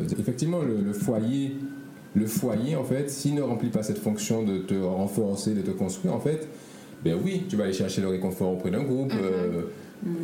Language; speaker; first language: French; native; French